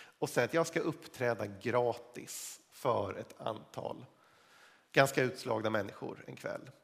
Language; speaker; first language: Swedish; native; Swedish